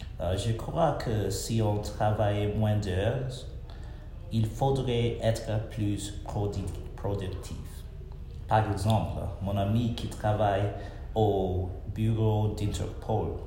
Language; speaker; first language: French; non-native, learner; English